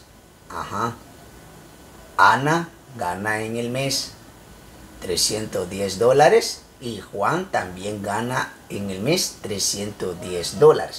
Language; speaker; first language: Spanish; native; Spanish